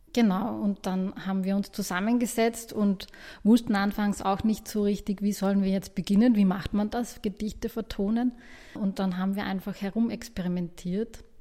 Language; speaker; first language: German; native; German